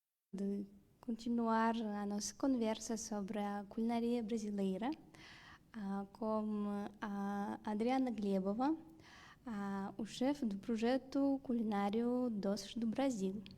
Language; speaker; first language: Portuguese; non-native, fluent; Russian